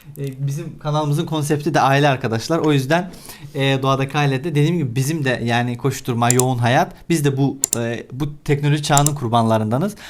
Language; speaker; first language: Turkish; native; Turkish